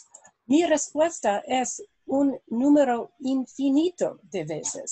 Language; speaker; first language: Spanish; non-native, learner; English